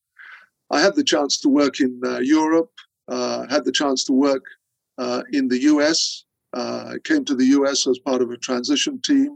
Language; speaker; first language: English; non-native, local second language; Akan